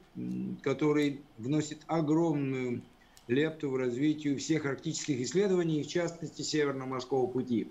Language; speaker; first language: Russian; native; Russian